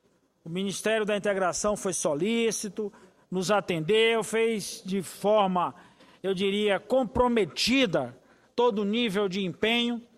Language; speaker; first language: Portuguese; native; Portuguese